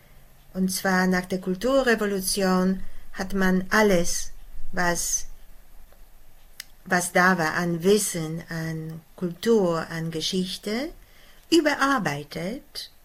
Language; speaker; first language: German; non-native, fluent; Polish